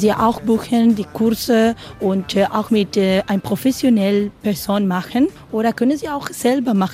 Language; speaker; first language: German; non-native, learner; Spanish